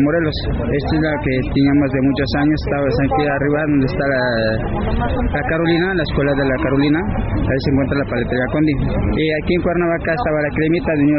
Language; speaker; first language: Spanish; non-native, local second language; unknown